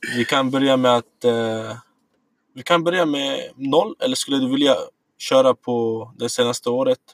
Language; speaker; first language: Swedish; early bilingual, other home language; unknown